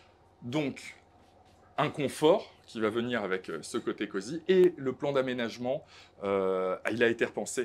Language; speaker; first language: French; native; French